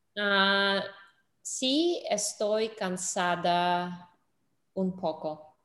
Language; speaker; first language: Spanish; non-native, learner; English